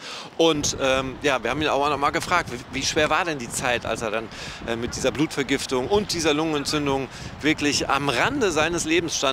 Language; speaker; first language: German; native; German